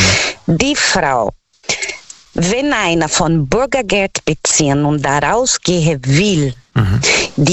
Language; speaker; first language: German; non-native, learner; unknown